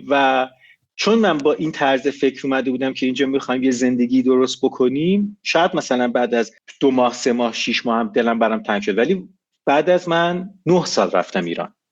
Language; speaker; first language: Persian; native; Persian